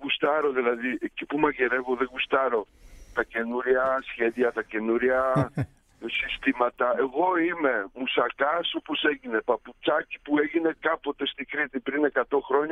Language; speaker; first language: Greek; early bilingual, heritage; Greek